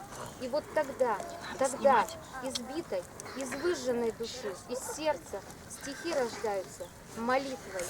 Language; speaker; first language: Russian; native; Russian